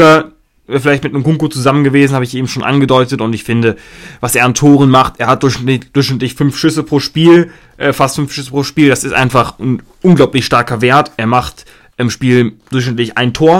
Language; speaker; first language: German; native; German